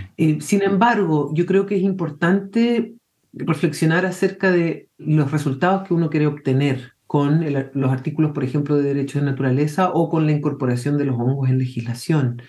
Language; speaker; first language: Spanish; early bilingual, heritage; Spanish